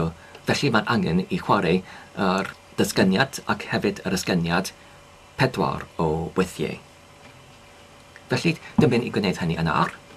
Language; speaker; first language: Welsh; non-native, learner; English